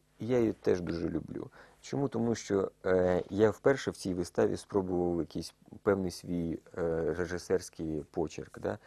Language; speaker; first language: Ukrainian; native; Ukrainian